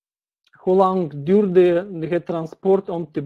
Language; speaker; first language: Dutch; non-native, learner; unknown